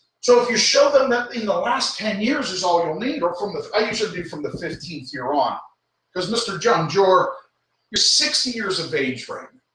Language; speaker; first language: English; native; English